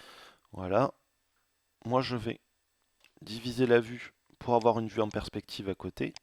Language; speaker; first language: French; native; French